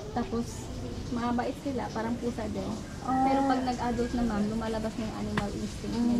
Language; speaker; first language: Filipino; native; Filipino